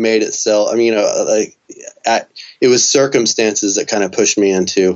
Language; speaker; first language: English; native; English